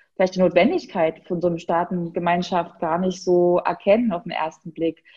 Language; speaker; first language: German; native; German